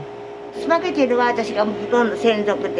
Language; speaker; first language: Japanese; native; Japanese